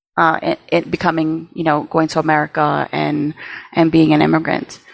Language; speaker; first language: English; early bilingual, other home language; Spanish